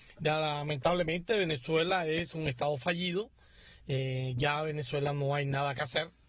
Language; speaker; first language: Spanish; native; Spanish